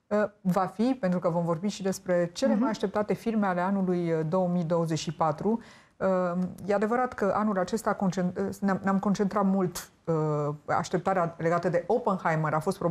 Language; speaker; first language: Romanian; native; Romanian